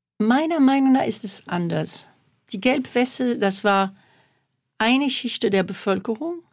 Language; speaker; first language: German; non-native, fluent; French